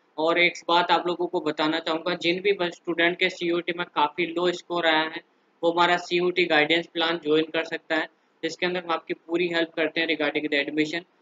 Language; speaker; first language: Hindi; native; Hindi